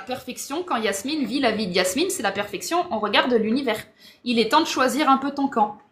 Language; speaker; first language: French; native; French